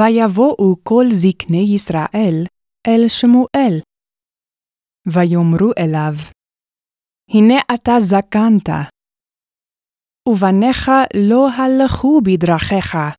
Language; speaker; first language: Hebrew; non-native, fluent; English